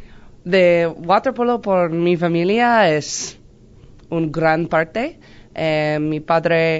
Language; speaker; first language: Spanish; non-native, learner; English